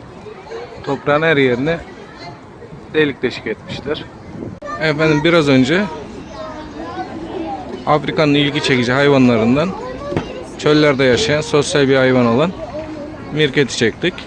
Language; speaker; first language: Turkish; native; Turkish